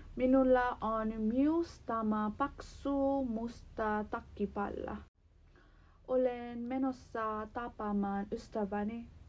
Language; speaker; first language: Finnish; non-native, learner; Nepali